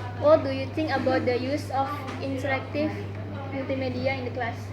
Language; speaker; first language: English; non-native, learner; Indonesian